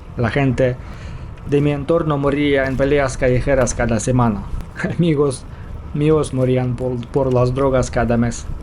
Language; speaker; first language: Spanish; non-native, fluent; Ukrainian